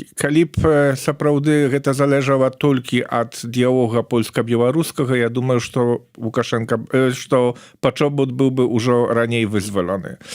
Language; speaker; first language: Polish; non-native, learner; Belarusian